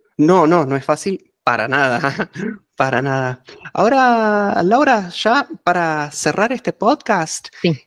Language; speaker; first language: Spanish; native; Spanish